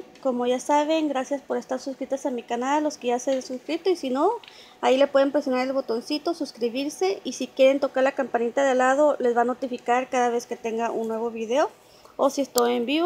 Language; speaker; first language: Spanish; native; Spanish